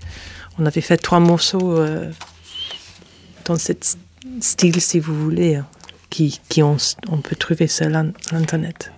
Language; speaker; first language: French; non-native, fluent; English